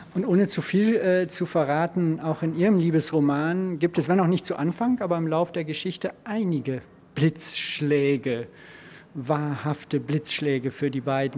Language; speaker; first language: German; native; German